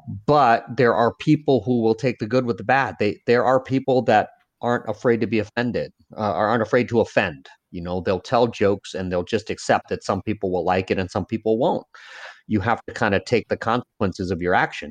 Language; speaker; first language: English; early bilingual, other home language; Lao